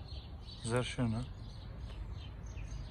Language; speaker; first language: German; non-native, learner; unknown